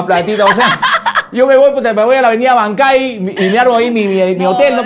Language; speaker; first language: Spanish; native; Spanish